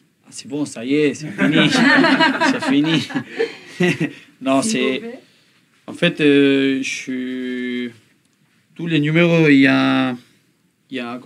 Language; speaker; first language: French; non-native, learner; Spanish